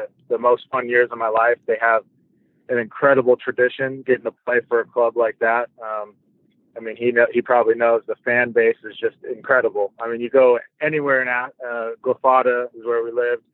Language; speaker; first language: English; native; English